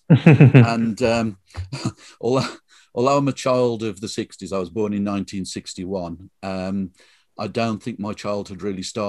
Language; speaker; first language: English; native; English